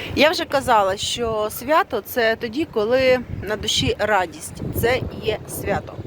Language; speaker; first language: Ukrainian; non-native, local second language; Russian